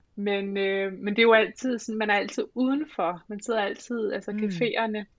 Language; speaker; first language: Danish; early bilingual, other home language; English